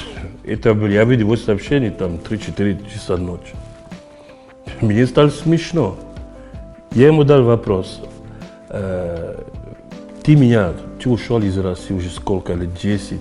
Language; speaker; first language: Russian; non-native, fluent; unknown